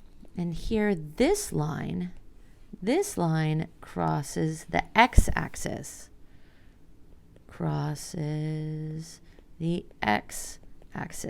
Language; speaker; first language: English; native; English